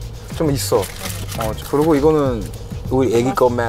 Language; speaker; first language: Korean; non-native, learner; English